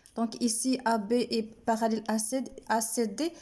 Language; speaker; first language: French; non-native, local second language; Arabic